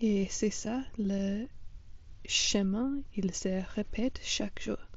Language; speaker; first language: French; non-native, fluent; English